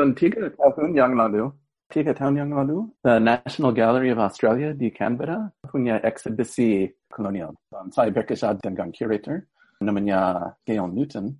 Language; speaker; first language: Indonesian; non-native, fluent; English